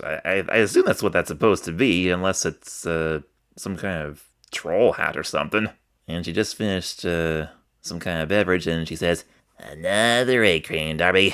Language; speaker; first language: English; native; English